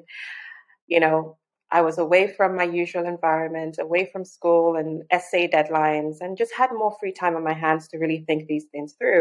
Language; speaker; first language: English; non-native, local second language; Yoruba